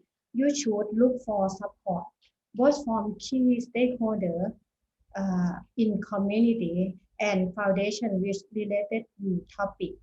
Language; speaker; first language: English; non-native, fluent; Thai